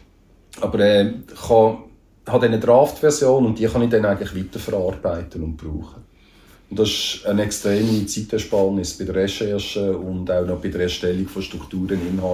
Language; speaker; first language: German; native; German